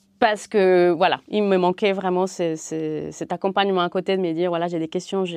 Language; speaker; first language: French; non-native, fluent; Spanish